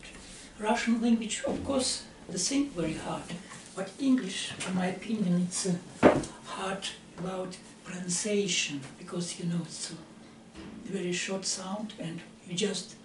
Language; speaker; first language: English; non-native, learner; Russian